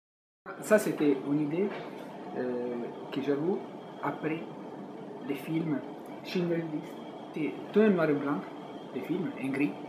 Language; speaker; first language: French; non-native, fluent; Italian